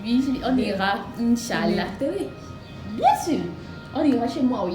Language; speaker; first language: French; non-native, local second language; Fang